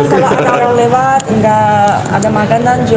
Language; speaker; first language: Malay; non-native, learner; Chinese